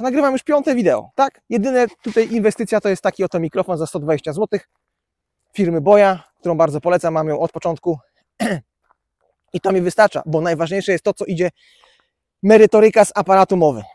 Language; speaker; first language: Polish; native; Polish